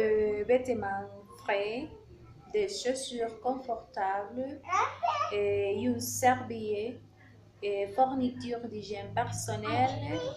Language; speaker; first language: French; non-native, learner; Spanish